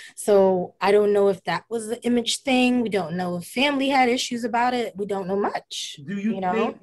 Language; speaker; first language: English; native; English